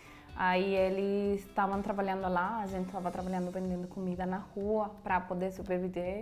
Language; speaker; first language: Portuguese; non-native, fluent; Spanish